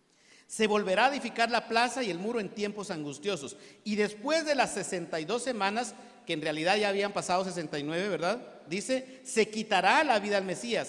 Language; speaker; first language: Spanish; native; Spanish